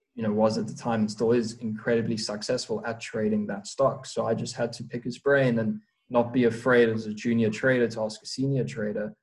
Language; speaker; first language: English; native; English